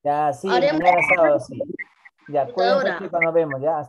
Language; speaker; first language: Spanish; native; Spanish